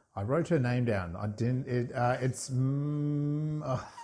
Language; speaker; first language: English; native; English